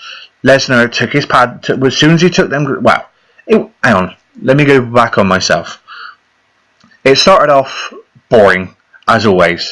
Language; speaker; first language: English; native; English